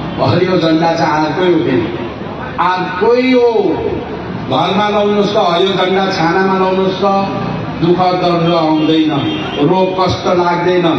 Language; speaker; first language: Nepali; native; Nepali